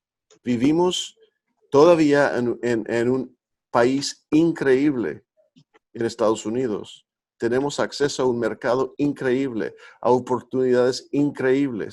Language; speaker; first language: Spanish; early bilingual, heritage; Spanish